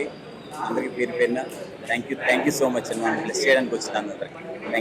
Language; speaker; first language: Telugu; native; Telugu